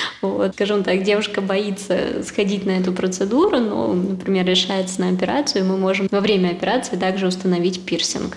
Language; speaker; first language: Russian; native; Russian